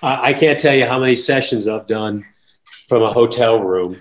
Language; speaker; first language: English; native; English